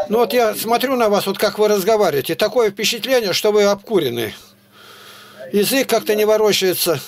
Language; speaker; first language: Russian; native; Russian